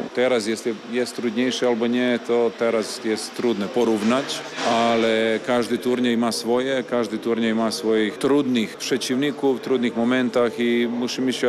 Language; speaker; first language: Polish; non-native, fluent; Serbian